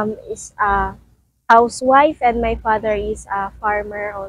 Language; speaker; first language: English; non-native, local second language; Cebuano